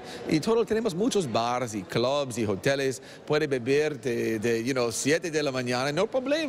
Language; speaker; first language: Spanish; non-native, learner; English